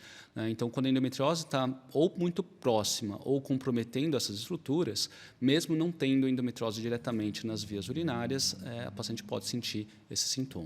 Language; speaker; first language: Portuguese; native; Portuguese